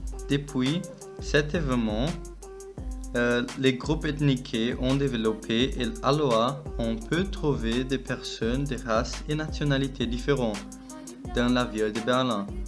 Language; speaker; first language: French; non-native, learner; German